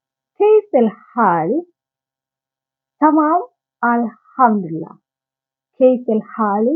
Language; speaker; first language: Arabic; non-native, learner; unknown